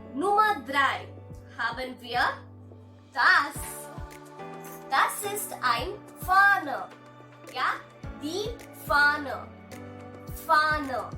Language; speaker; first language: German; non-native, learner; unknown